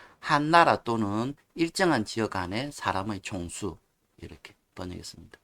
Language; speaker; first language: Korean; native; Korean